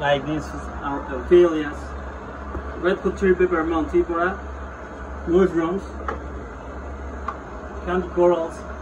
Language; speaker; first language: English; non-native, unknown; Spanish